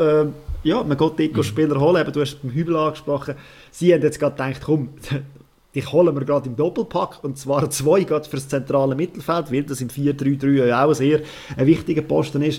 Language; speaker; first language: German; native; German